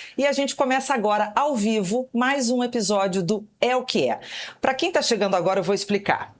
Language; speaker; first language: Portuguese; native; Portuguese